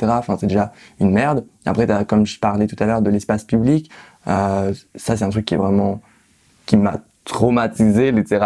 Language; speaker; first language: French; native; French